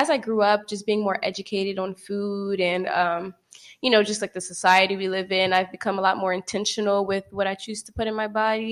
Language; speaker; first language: English; native; English